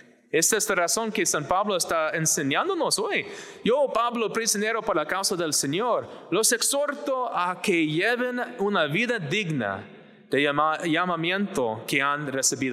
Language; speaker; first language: Spanish; non-native, fluent; English